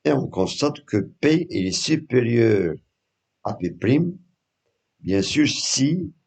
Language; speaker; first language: French; non-native, local second language; Arabic